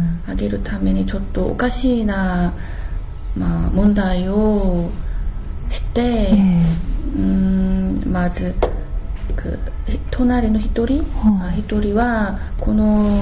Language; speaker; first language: Japanese; non-native, learner; Korean